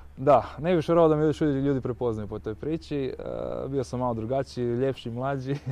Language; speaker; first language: Croatian; native; Croatian